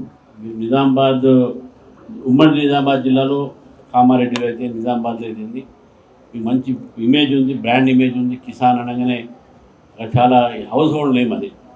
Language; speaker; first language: Telugu; native; Telugu